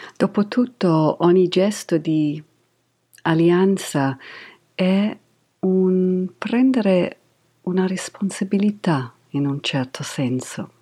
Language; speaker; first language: Italian; non-native, fluent; English